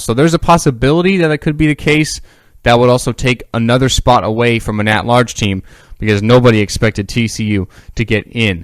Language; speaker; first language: English; native; English